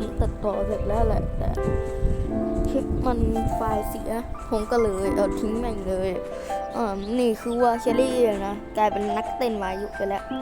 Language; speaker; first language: Thai; native; Thai